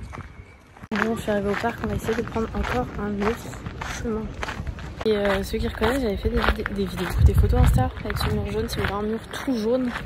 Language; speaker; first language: French; native; French